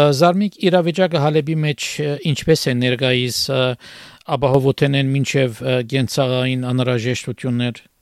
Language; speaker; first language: Armenian; early bilingual, heritage; Armenian